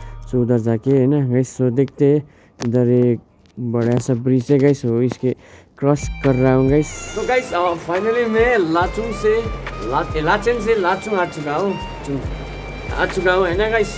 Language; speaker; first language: Hindi; non-native, local second language; Nepali